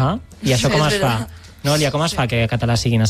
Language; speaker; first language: Catalan; native; Catalan